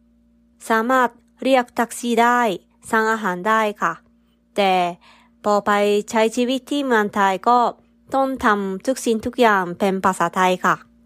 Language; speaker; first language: Thai; non-native, fluent; Japanese